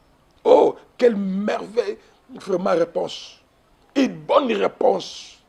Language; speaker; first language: French; non-native, local second language; Lingala